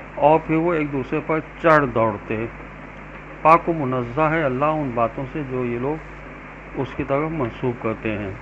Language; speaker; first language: Urdu; native; Urdu